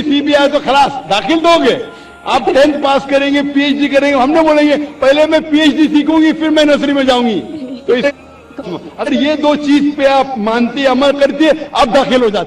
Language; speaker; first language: Hindi; non-native, local second language; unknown